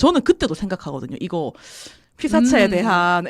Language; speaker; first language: Korean; native; Korean